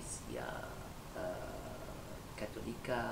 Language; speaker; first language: Hebrew; non-native, learner; French